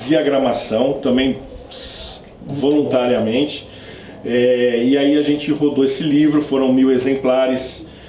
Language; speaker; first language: Portuguese; native; Portuguese